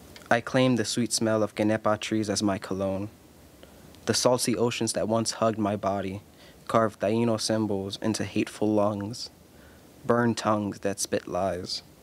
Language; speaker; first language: English; early bilingual, other home language; Spanish